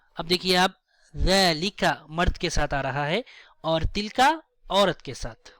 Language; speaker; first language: Urdu; native; Urdu